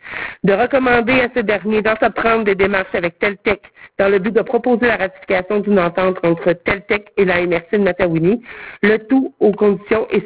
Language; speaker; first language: French; native; French